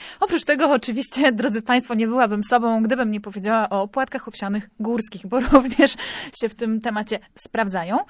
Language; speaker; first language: Polish; native; Polish